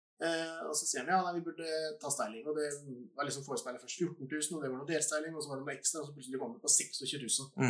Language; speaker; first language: Norwegian; native; Norwegian